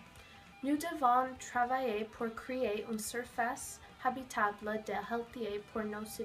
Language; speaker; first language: French; non-native, learner; English